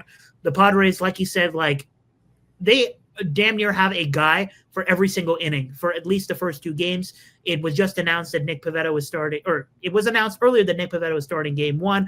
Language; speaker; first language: English; native; English